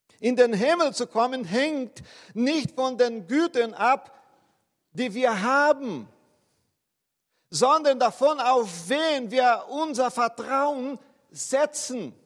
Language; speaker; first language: German; non-native, fluent; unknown